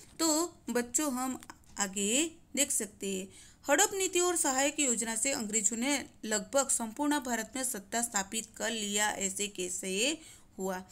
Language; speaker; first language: Hindi; non-native, local second language; Gujarati